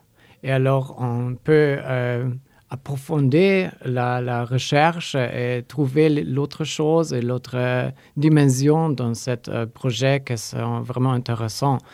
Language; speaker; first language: French; non-native, learner; Polish